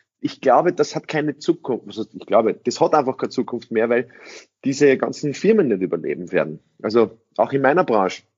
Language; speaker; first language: German; early bilingual, other home language; English